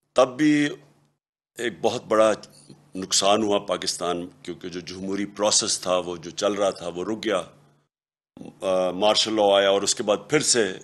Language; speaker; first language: Urdu; native; Urdu